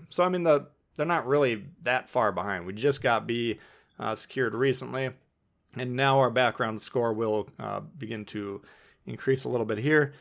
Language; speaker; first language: English; native; English